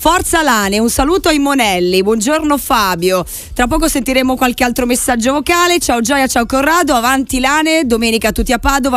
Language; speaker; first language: Italian; native; Italian